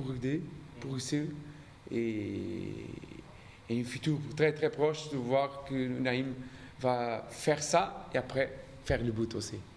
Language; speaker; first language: French; non-native, learner; Portuguese